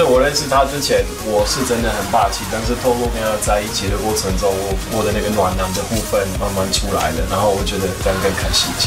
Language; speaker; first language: Chinese; native; Chinese